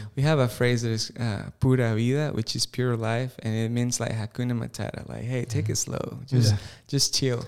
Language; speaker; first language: English; non-native, fluent; Spanish